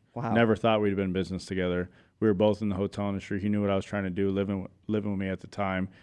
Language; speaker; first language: English; native; English